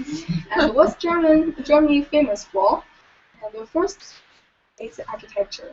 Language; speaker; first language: English; non-native, learner; Chinese